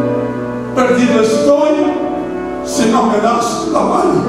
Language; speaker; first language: Spanish; native; Spanish